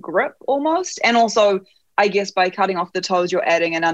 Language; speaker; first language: English; native; English